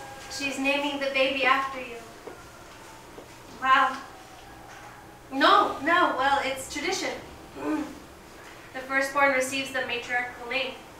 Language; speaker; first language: English; early bilingual, other home language; Spanish